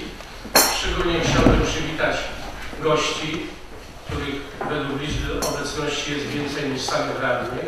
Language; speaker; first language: Polish; native; Polish